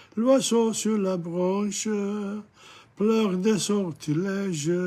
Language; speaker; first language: French; non-native, learner; English